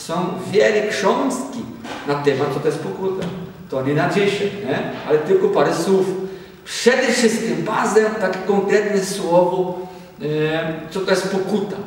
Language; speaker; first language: Polish; non-native, learner; Portuguese